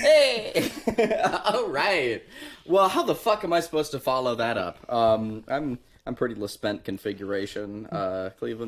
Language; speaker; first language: English; native; English